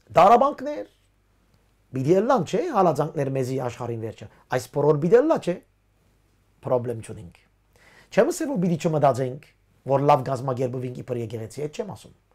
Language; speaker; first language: Armenian; early bilingual, heritage; Armenian